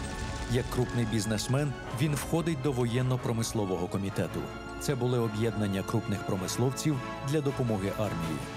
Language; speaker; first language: Ukrainian; native; Ukrainian